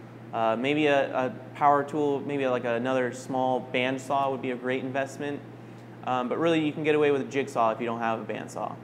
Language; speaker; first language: English; native; English